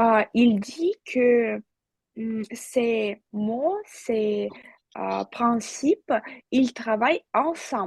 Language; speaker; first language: French; non-native, fluent; Russian